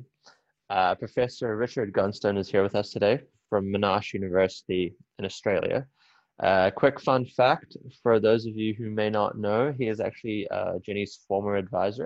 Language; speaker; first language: English; native; English